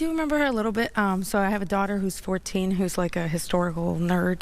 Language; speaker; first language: English; early bilingual, other home language; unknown